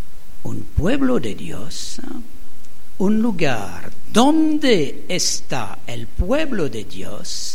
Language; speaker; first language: Spanish; non-native, fluent; French